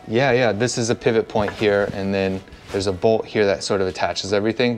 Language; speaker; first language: English; native; English